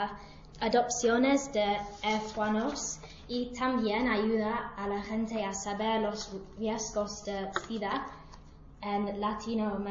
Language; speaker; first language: Spanish; non-native, learner; English